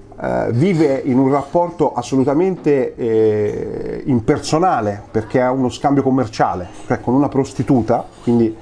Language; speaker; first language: Italian; native; Italian